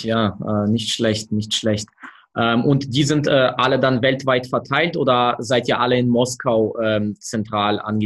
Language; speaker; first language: German; native; German